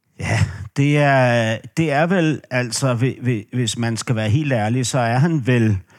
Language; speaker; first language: Danish; native; Danish